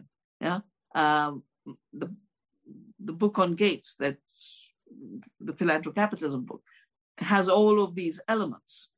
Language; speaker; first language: English; non-native, local second language; Hindi